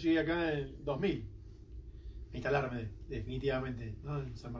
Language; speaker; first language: Spanish; native; Spanish